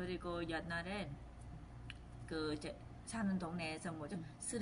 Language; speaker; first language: Korean; non-native, fluent; Vietnamese